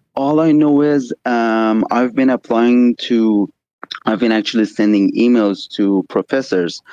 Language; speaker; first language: English; non-native, fluent; Persian